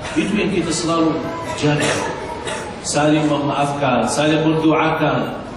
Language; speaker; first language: Malay; non-native, fluent; Arabic